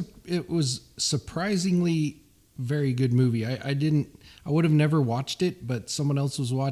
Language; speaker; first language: English; early bilingual, other home language; Swedish